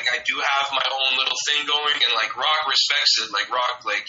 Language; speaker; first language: English; non-native, fluent; French